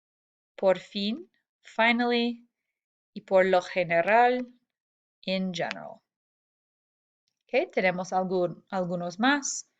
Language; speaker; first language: Spanish; non-native, fluent; English